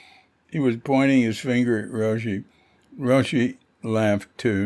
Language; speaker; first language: English; native; English